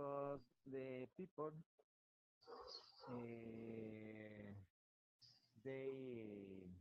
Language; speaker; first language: English; non-native, learner; Spanish